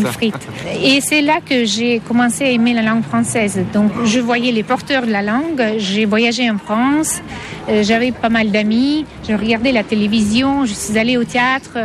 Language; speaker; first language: French; non-native, fluent; Russian